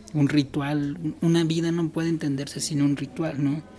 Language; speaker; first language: Spanish; non-native, local second language; Tzotzil